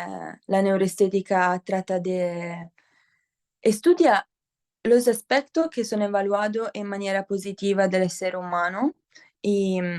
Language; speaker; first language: Spanish; non-native, learner; Italian